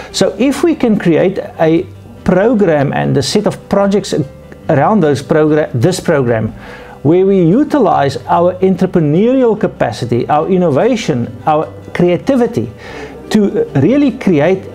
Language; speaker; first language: English; non-native, local second language; Afrikaans